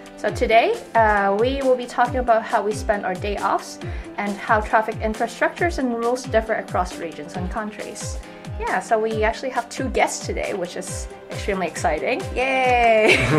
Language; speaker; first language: English; native; English